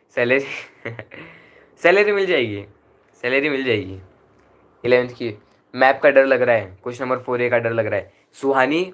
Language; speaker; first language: Hindi; non-native, local second language; Marathi